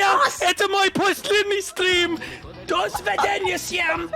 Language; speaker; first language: Russian; non-native, learner; English